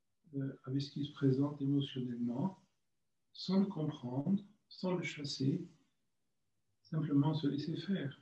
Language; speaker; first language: French; native; French